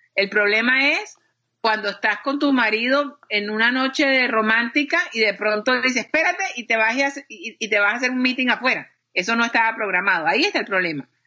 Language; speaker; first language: Spanish; native; Spanish